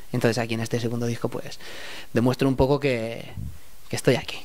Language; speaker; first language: Spanish; native; Spanish